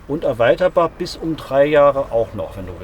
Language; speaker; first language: German; native; German